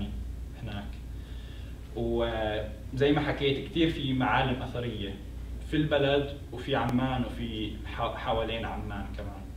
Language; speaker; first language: Arabic; native; Arabic